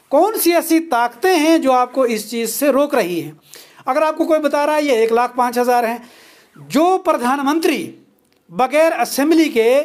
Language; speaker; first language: Hindi; non-native, local second language; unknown